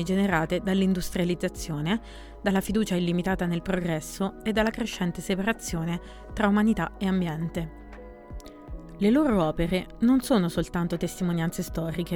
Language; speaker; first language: Italian; native; Italian